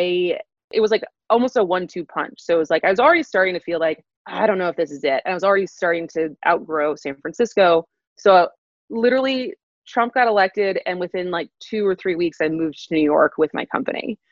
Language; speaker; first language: English; native; English